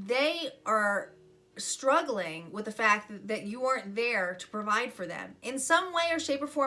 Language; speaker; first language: English; native; English